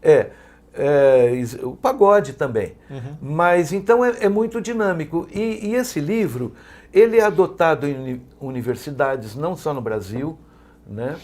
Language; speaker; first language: Portuguese; native; Portuguese